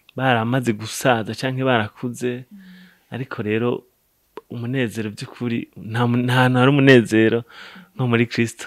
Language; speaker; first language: Rundi; native; Rundi